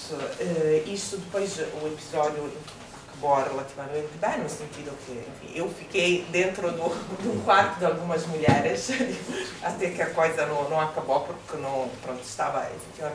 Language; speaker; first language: Portuguese; non-native, fluent; Italian